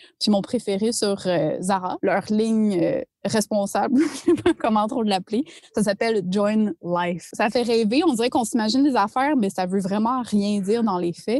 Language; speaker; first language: French; native; French